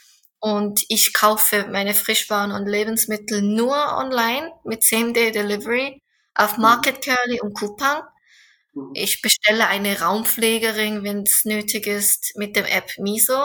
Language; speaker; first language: German; non-native, fluent; Korean